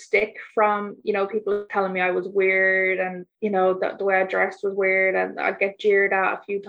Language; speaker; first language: English; native; English